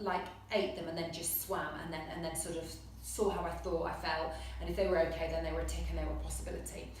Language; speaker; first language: English; native; English